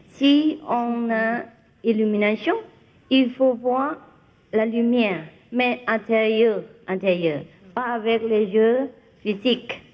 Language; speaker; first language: French; non-native, fluent; Vietnamese